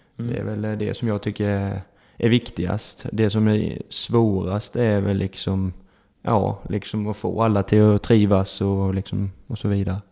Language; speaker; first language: Swedish; native; Swedish